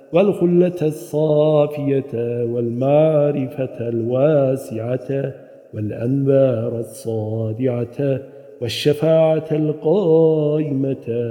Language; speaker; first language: Arabic; non-native, fluent; Turkish